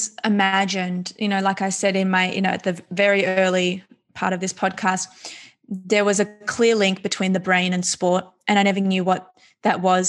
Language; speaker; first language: English; native; English